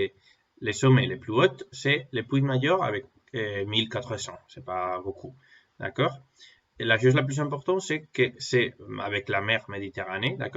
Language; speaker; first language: French; non-native, fluent; Spanish